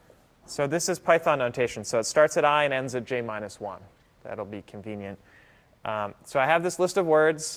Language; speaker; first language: English; native; English